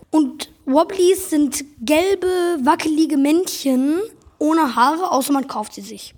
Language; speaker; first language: German; native; German